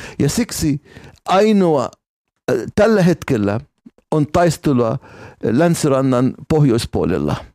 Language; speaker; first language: Finnish; non-native, fluent; Arabic